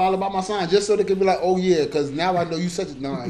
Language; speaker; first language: English; native; English